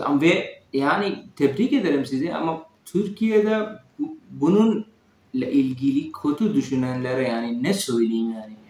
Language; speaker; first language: Turkish; non-native, fluent; Urdu